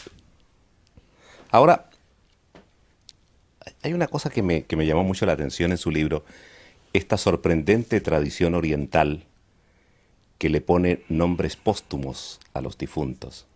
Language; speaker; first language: Spanish; native; Spanish